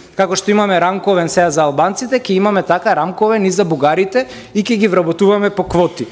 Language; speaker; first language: Macedonian; native; Macedonian